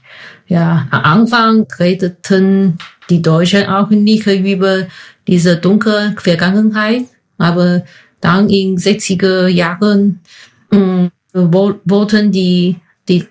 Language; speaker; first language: German; non-native, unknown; Chinese